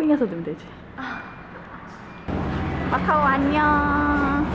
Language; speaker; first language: Korean; native; Korean